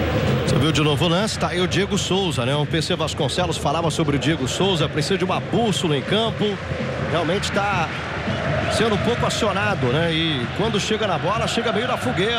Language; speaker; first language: Portuguese; native; Portuguese